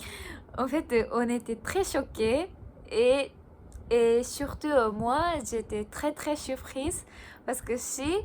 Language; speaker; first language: French; non-native, learner; Japanese